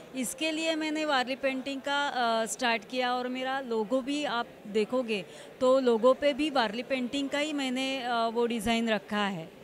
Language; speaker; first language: Hindi; non-native, local second language; Marathi